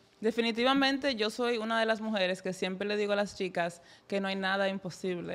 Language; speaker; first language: Spanish; native; Spanish